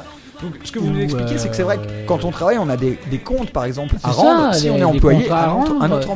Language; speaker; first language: French; native; French